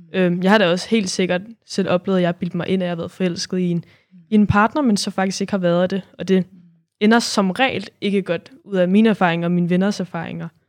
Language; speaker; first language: Danish; native; Danish